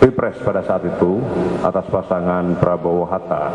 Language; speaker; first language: Indonesian; native; Indonesian